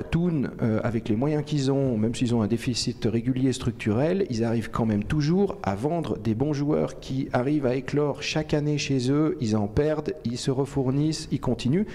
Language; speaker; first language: French; native; French